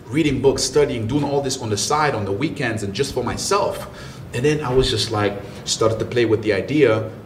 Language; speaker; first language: English; early bilingual, other home language; French